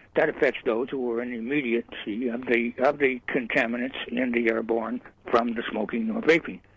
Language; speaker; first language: English; early bilingual, other home language; Norwegian